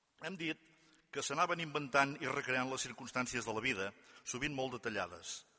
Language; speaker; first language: Catalan; native; Catalan